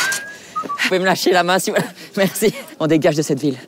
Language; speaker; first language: French; native; French